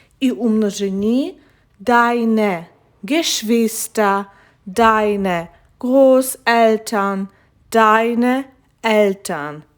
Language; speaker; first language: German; non-native, fluent; Ukrainian